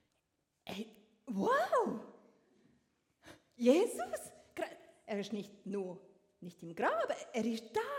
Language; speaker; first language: German; non-native, learner; French